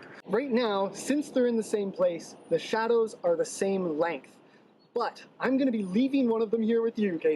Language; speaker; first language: English; native; English